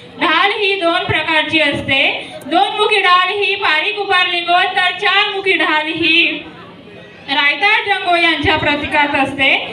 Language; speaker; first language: Marathi; native; Marathi